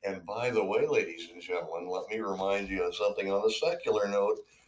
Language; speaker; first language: English; native; English